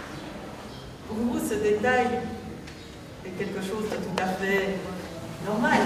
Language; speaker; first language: French; native; French